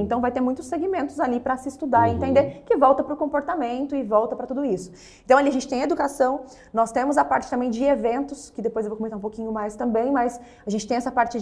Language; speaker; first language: Portuguese; native; Portuguese